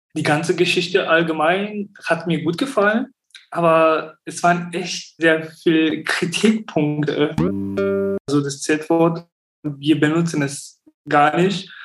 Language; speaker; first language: German; early bilingual, other home language; Romanian